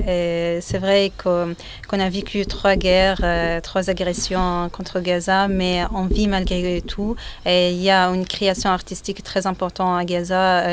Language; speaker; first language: French; non-native, fluent; Arabic